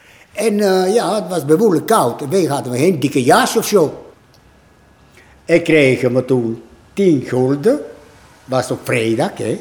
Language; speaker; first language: Dutch; non-native, learner; Italian